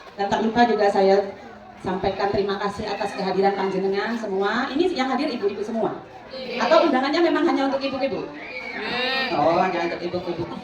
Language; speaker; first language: Indonesian; non-native, local second language; Madurese